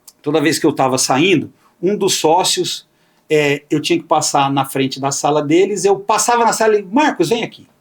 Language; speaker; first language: Portuguese; native; Portuguese